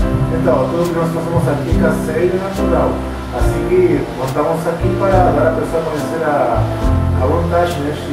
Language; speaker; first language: Portuguese; non-native, fluent; Spanish